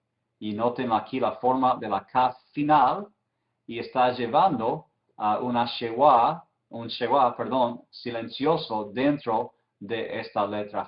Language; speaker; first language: Spanish; non-native, fluent; English